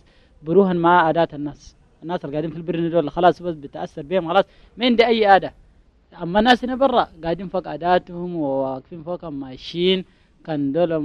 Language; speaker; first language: Arabic; native; Arabic